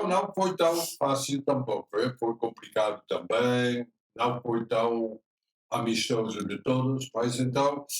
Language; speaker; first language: Portuguese; non-native, fluent; Dutch